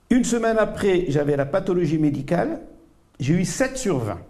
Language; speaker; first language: French; non-native, local second language; Arabic